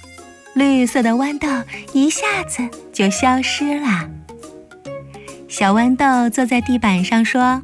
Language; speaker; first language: Chinese; native; Chinese